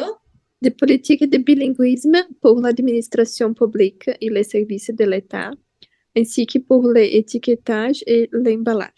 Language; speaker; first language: French; non-native, learner; Portuguese